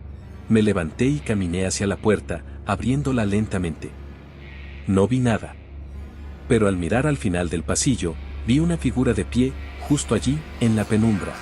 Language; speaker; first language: Spanish; native; Spanish